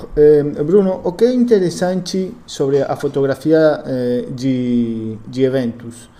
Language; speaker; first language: Portuguese; non-native, learner; Spanish